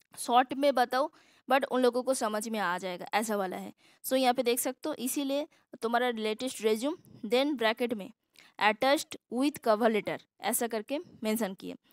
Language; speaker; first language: Hindi; non-native, local second language; Assamese